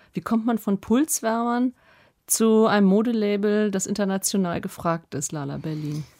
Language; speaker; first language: German; native; German